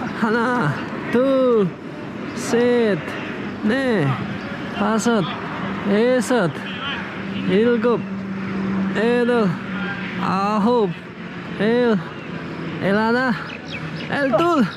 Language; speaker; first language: Korean; non-native, learner; Nepali